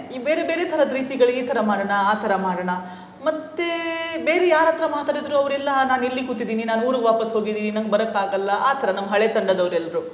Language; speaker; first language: Kannada; non-native, local second language; Konkani